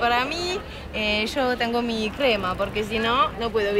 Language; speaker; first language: Spanish; non-native, learner; French